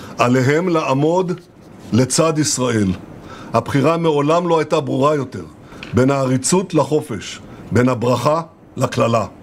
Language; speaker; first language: Hebrew; native; Hebrew